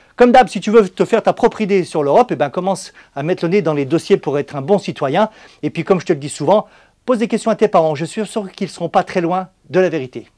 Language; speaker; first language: French; native; French